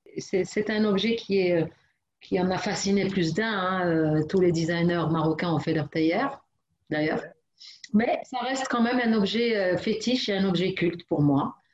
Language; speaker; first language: French; non-native, local second language; Arabic